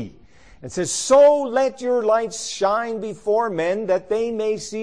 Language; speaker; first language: English; native; English